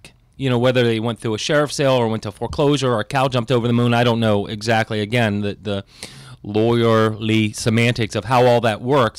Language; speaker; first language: English; native; English